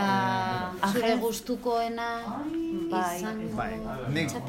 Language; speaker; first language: Basque; non-native, learner; Spanish